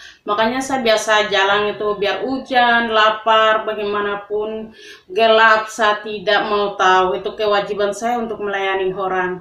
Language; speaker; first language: Indonesian; non-native, local second language; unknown